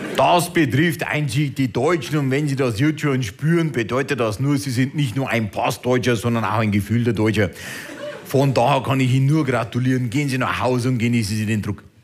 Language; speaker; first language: German; early bilingual, other home language; Turkish